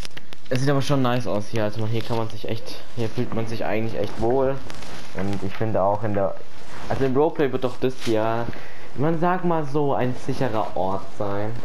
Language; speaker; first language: German; native; German